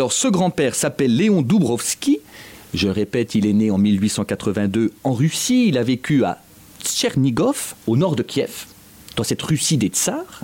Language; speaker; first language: French; native; French